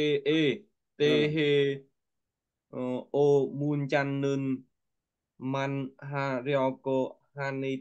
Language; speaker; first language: Korean; non-native, learner; Vietnamese